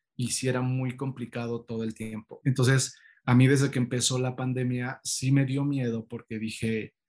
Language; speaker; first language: Spanish; native; Spanish